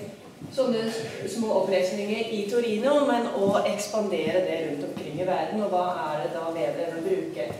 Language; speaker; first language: Norwegian; non-native, fluent; Italian